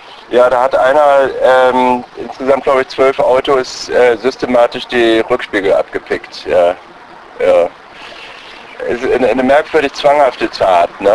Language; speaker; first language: German; native; German